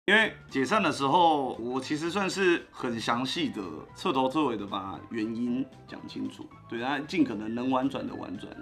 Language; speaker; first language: Chinese; native; Chinese